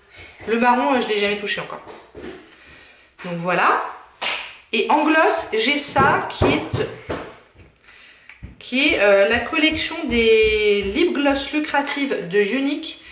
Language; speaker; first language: French; native; French